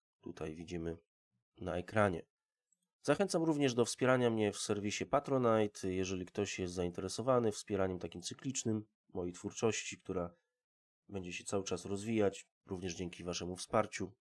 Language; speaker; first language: Polish; native; Polish